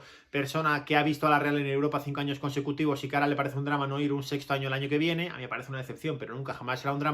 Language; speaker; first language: Spanish; native; Spanish